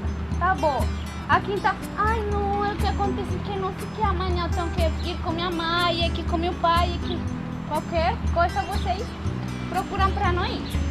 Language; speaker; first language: Portuguese; non-native, learner; Spanish